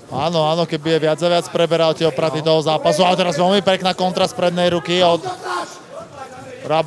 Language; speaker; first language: Slovak; native; Slovak